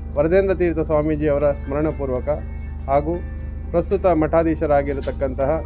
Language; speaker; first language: Kannada; non-native, local second language; Konkani